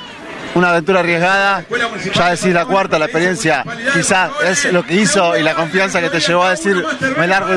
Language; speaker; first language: Spanish; native; Spanish